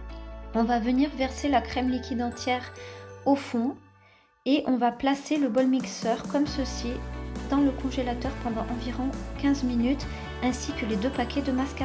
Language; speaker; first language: French; native; French